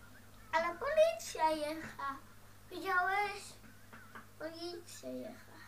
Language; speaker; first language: Polish; early bilingual, heritage; Dutch